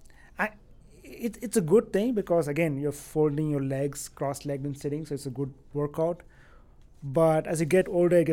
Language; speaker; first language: English; non-native, local second language; Tamil